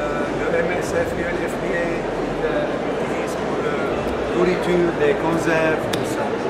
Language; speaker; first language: French; non-native, fluent; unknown